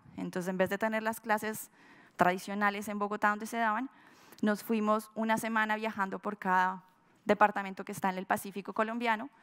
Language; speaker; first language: Spanish; native; Spanish